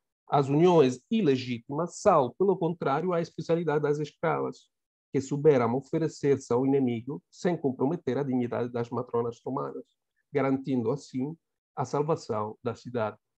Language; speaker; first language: Portuguese; non-native, fluent; Italian